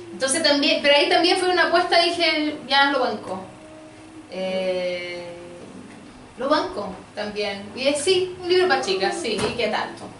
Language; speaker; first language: Spanish; early bilingual, other home language; Portuguese